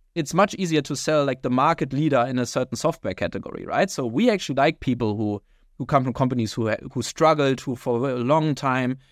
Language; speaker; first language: English; non-native, fluent; German